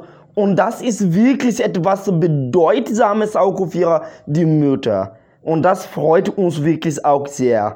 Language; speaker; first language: German; non-native, learner; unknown